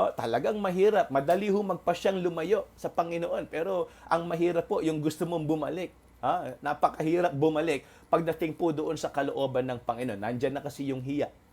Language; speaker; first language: Filipino; non-native, local second language; Waray